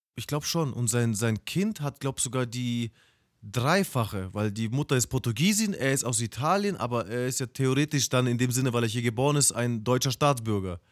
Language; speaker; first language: German; early bilingual, other home language; Russian